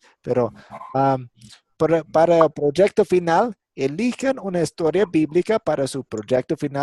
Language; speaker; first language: Spanish; non-native, fluent; English